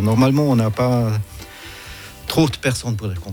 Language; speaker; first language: French; non-native, fluent; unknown